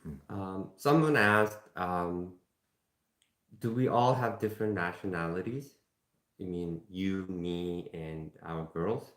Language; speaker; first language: English; non-native, fluent; Korean